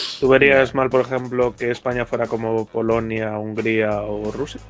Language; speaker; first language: Spanish; native; Spanish